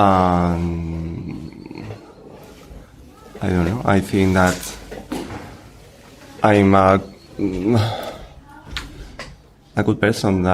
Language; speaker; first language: English; non-native, learner; Spanish